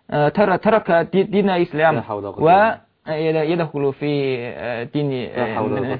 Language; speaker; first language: Arabic; non-native, learner; Chinese